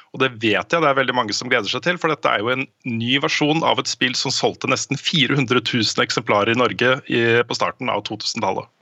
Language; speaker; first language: Norwegian; native; Norwegian